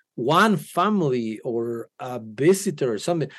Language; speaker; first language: English; non-native, fluent; Spanish